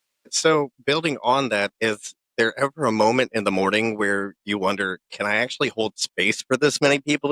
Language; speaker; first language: English; native; English